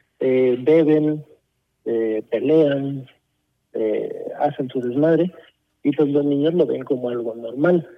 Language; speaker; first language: Spanish; early bilingual, heritage; Spanish